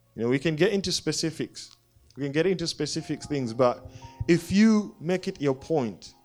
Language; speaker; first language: English; non-native, local second language; Shona